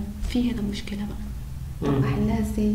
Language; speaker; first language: Arabic; native; Arabic